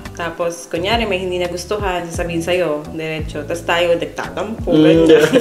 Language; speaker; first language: Filipino; native; Filipino